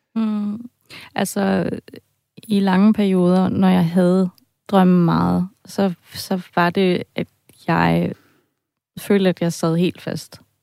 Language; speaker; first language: Danish; early bilingual, heritage; Danish